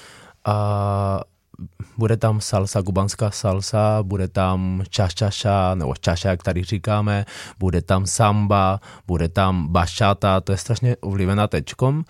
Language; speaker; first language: Czech; non-native, fluent; Spanish